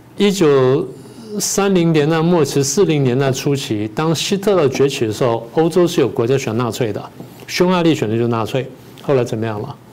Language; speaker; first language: Chinese; native; Chinese